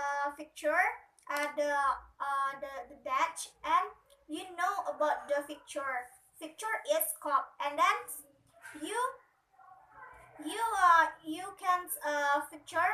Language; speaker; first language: English; non-native, learner; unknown